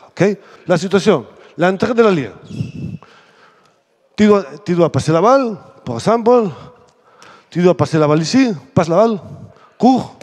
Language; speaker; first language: French; non-native, fluent; Spanish